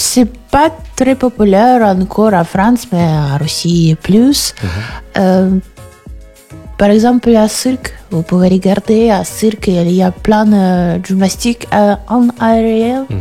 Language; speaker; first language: French; non-native, learner; Russian